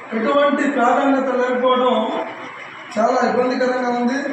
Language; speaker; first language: Telugu; non-native, local second language; Lambadi